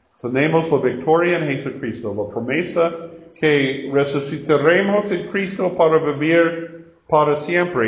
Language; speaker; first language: Spanish; non-native, learner; English